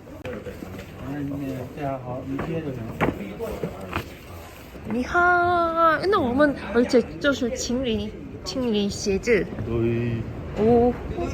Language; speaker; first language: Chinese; non-native, learner; Korean